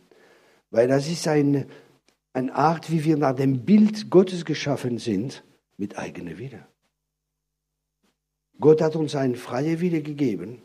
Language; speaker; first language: German; non-native, fluent; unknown